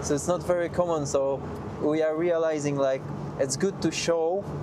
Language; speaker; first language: English; non-native, learner; Polish